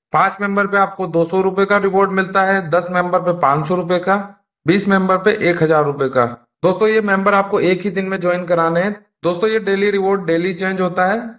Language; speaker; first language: Hindi; native; Hindi